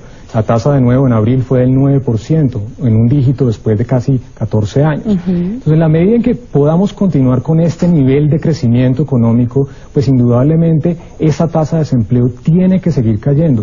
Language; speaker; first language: Spanish; native; Spanish